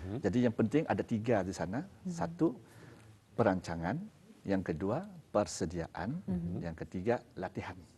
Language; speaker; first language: Malay; native; Malay